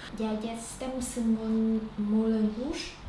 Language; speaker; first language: Polish; non-native, learner; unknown